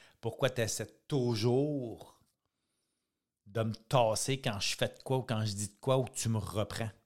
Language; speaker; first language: French; native; French